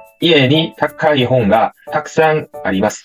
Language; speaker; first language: Japanese; non-native, learner; Korean